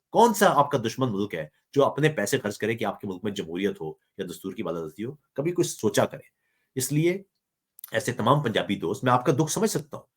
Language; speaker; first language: Urdu; non-native, local second language; Punjabi